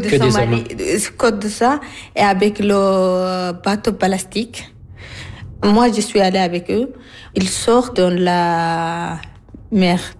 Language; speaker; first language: French; non-native, learner; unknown